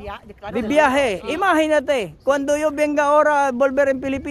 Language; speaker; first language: Spanish; non-native, learner; Filipino